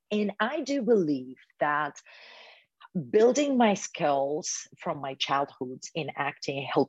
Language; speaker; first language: English; non-native, fluent; Bulgarian